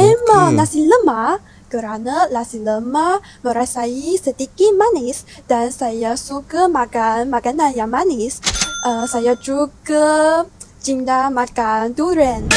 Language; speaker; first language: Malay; non-native, learner; Chinese